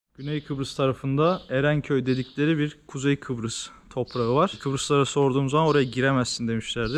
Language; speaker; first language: Turkish; native; Turkish